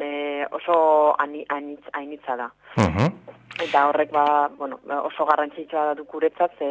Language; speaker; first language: Basque; non-native, local second language; Spanish